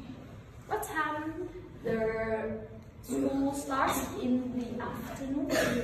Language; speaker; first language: English; non-native, fluent; Vietnamese